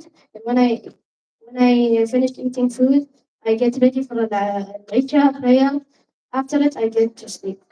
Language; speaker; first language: English; non-native, learner; Arabic